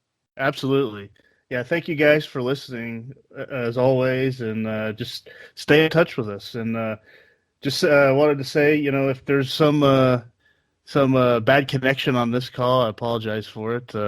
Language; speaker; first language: English; native; English